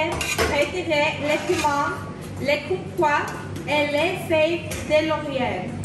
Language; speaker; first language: French; non-native, learner; Greek